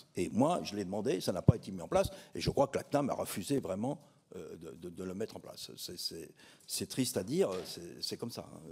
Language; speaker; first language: French; native; French